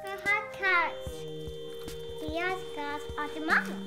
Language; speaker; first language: Russian; early bilingual, heritage; Russian